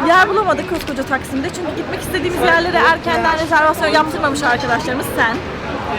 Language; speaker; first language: Turkish; native; Turkish